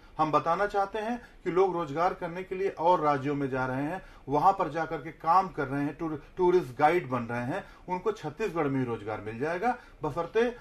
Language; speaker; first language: Hindi; native; Hindi